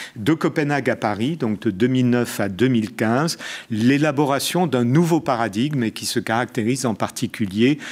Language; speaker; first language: French; native; French